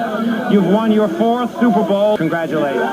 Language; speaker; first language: English; native; English